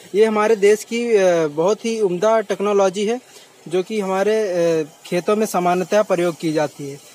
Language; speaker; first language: Hindi; native; Hindi